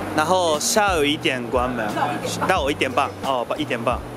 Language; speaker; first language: Chinese; non-native, fluent; Japanese